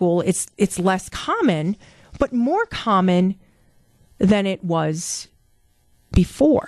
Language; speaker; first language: English; native; English